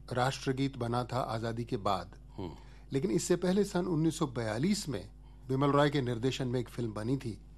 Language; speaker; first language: Hindi; native; Hindi